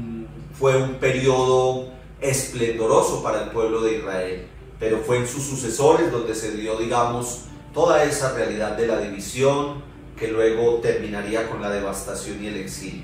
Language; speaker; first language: Spanish; native; Spanish